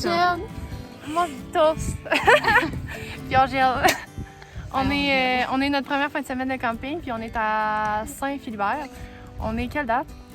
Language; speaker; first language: French; native; French